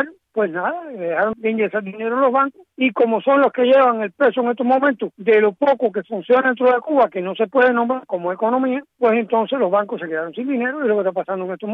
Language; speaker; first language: Spanish; native; Spanish